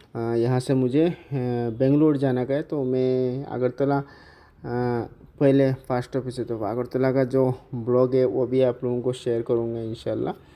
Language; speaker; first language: Hindi; non-native, local second language; Bangla